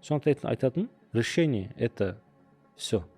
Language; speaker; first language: Russian; non-native, local second language; Kazakh